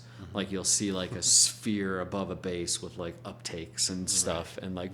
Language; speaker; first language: English; native; English